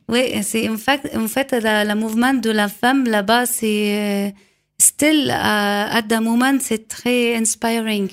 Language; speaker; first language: French; non-native, learner; Arabic